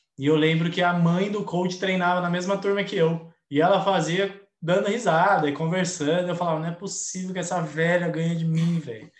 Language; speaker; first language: Portuguese; native; Portuguese